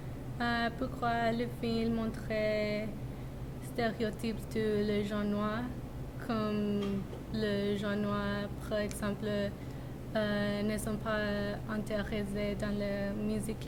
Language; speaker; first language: French; non-native, learner; English